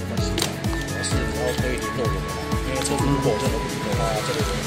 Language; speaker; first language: Chinese; native; Chinese